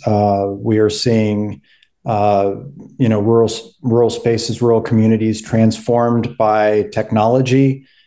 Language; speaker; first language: English; native; English